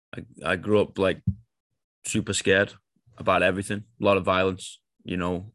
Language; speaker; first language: English; native; English